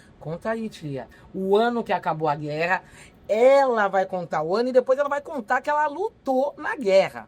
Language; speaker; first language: Portuguese; native; Portuguese